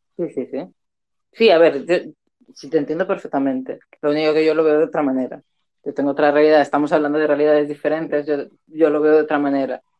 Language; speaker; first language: Spanish; native; Spanish